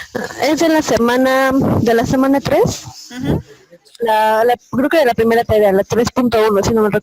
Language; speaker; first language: Spanish; native; Spanish